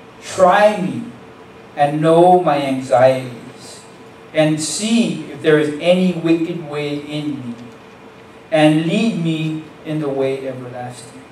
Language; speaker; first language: English; native; English